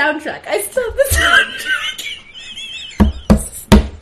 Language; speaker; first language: English; native; English